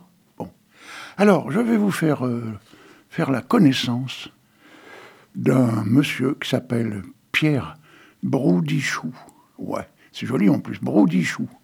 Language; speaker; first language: French; native; French